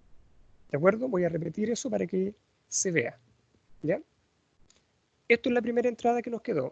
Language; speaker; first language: Spanish; native; Spanish